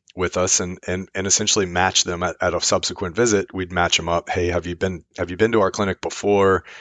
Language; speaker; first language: English; native; English